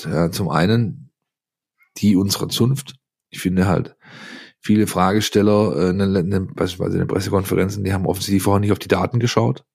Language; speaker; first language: German; native; German